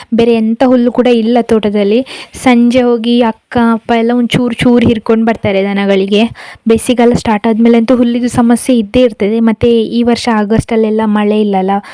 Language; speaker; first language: Kannada; native; Kannada